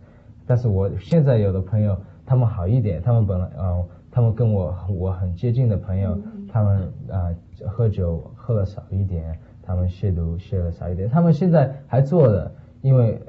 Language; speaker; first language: Chinese; early bilingual, heritage; Chinese